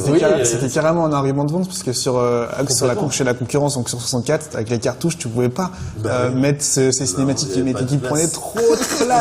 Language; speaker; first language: French; native; French